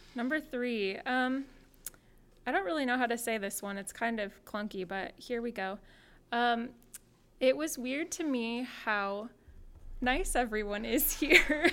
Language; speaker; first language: English; native; English